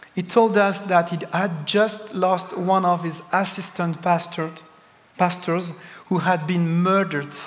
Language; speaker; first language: English; non-native, fluent; French